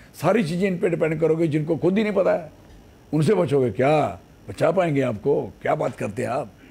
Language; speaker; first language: Hindi; native; Hindi